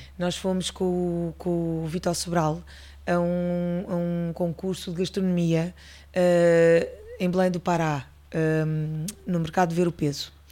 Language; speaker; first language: Portuguese; native; Portuguese